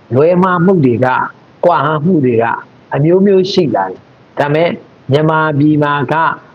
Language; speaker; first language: Burmese; non-native, local second language; Mon